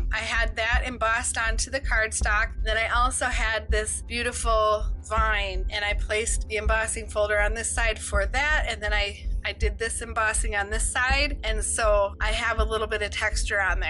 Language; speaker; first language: English; native; English